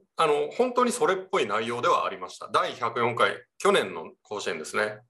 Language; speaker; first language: Japanese; native; Japanese